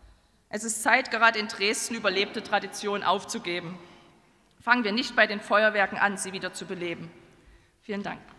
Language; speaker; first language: German; native; German